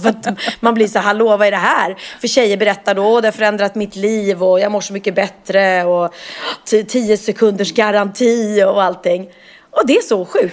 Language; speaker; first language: Swedish; native; Swedish